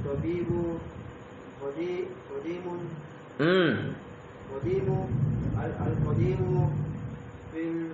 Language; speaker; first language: Arabic; non-native, learner; Indonesian